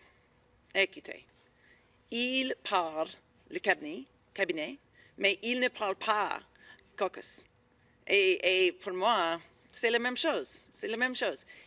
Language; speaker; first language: French; non-native, learner; English